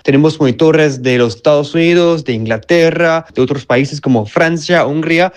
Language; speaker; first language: Spanish; non-native, fluent; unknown